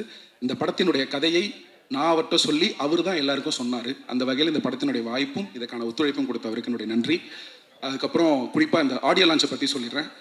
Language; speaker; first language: Tamil; native; Tamil